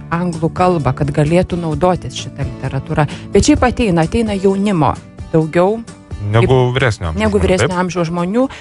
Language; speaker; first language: Lithuanian; native; Lithuanian